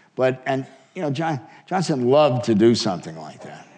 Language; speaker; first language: English; native; English